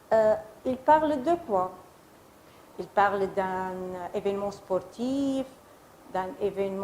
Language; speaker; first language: French; non-native, fluent; Arabic